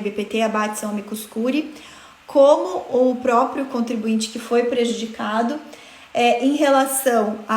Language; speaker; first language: Portuguese; native; Portuguese